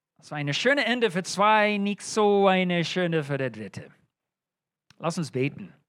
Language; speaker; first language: German; non-native, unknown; English